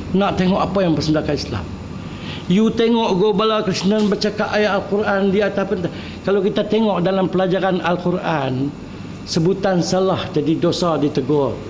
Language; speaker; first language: Malay; native; Malay